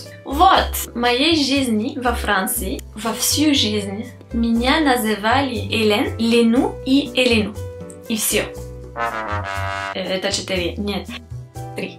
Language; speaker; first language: Russian; non-native, fluent; French